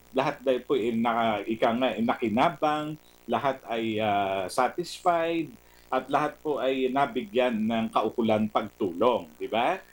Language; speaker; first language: Filipino; native; Filipino